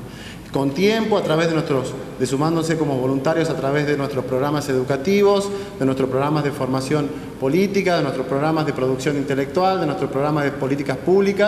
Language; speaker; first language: Spanish; native; Spanish